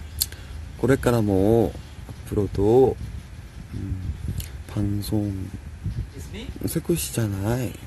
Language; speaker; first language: Japanese; non-native, learner; Korean